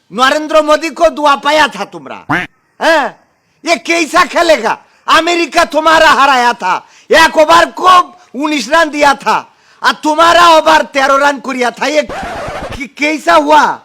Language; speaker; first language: Hindi; non-native, learner; Bangla